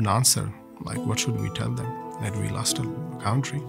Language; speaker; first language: English; native; English